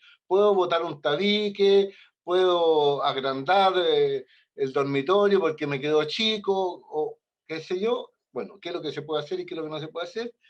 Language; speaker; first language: Spanish; native; Spanish